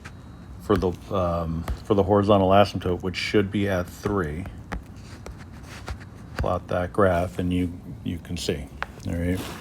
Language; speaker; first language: English; native; English